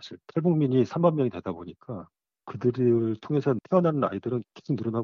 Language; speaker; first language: Korean; native; Korean